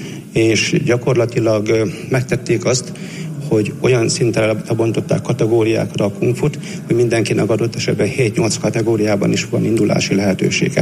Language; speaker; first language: Hungarian; native; Hungarian